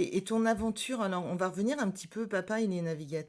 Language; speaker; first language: French; native; French